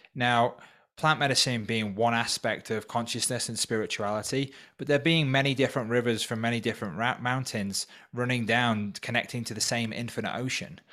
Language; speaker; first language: English; native; English